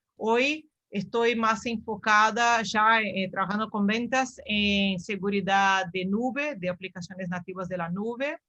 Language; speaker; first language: Spanish; non-native, fluent; Portuguese